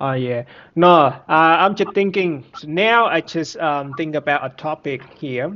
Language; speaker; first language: English; non-native, fluent; Vietnamese